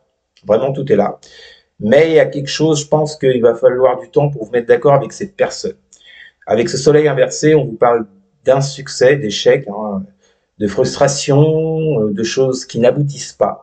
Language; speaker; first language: French; native; French